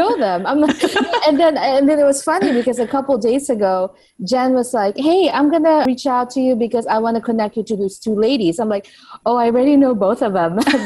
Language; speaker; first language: English; non-native, local second language; Filipino